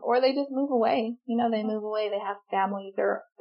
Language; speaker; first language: English; native; English